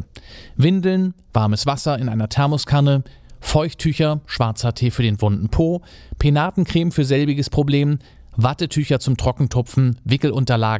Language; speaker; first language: German; native; German